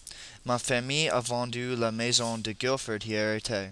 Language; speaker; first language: French; non-native, learner; English